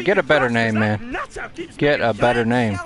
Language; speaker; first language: English; native; English